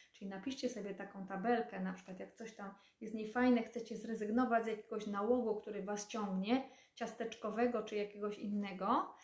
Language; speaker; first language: Polish; native; Polish